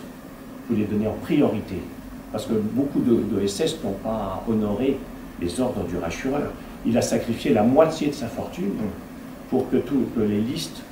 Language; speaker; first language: French; native; French